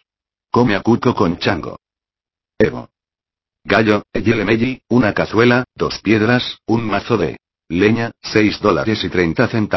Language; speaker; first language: Spanish; native; Spanish